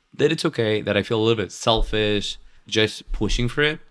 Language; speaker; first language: English; non-native, fluent; Spanish